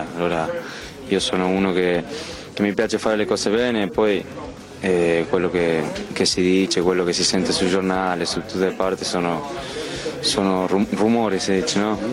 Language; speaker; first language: Italian; non-native, fluent; Spanish